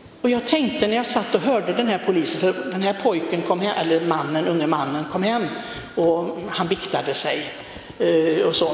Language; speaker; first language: Swedish; non-native, fluent; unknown